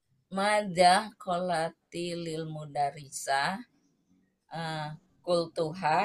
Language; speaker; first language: Arabic; non-native, learner; Indonesian